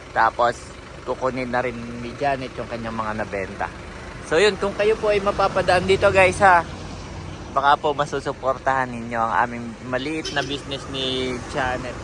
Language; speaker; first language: Filipino; native; Filipino